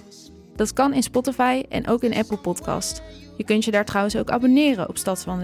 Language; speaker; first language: Dutch; native; Dutch